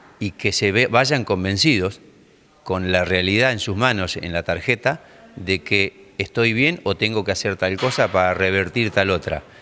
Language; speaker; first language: Spanish; native; Spanish